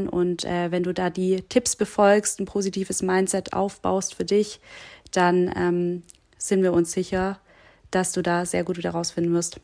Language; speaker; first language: German; native; German